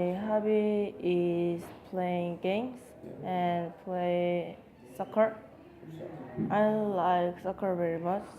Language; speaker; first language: English; non-native, learner; Korean